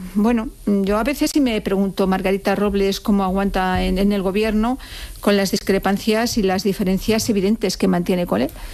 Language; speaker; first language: Spanish; native; Spanish